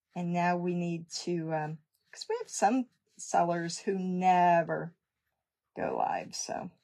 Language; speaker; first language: English; native; English